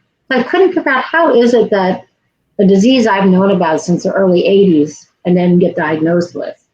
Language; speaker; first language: English; native; English